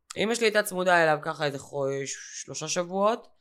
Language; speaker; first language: Hebrew; native; Hebrew